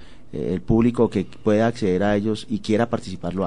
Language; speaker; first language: Spanish; native; Spanish